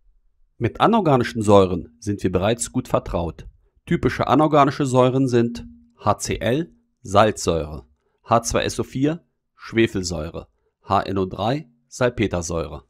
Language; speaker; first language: German; native; German